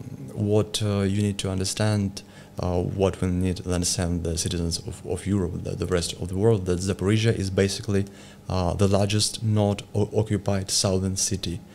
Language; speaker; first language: English; non-native, learner; Ukrainian